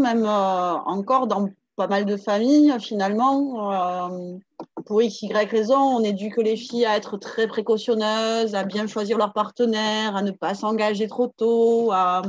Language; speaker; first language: French; native; French